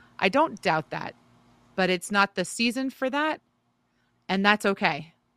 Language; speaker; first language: English; native; English